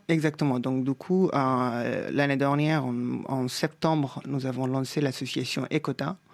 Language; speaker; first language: French; non-native, fluent; Bangla